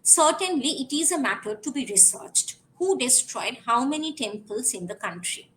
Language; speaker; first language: English; non-native, local second language; Bangla